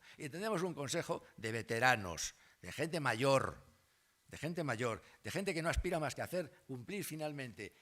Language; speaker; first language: Spanish; native; Spanish